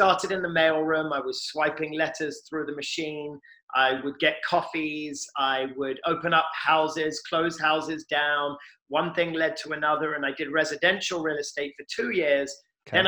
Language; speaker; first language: English; native; English